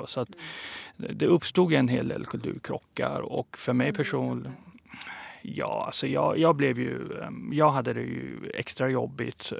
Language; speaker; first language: Swedish; early bilingual, other home language; Persian